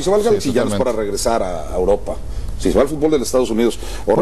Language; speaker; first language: Spanish; native; Spanish